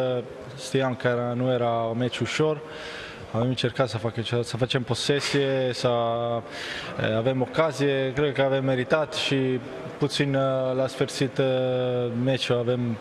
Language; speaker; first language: Romanian; non-native, learner; Italian